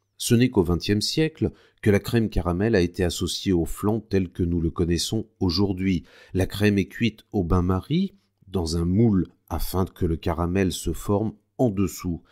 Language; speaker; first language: French; native; French